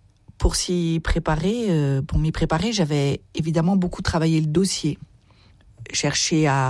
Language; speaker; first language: French; native; French